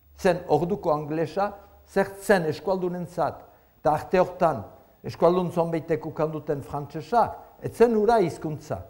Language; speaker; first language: Basque; native; Basque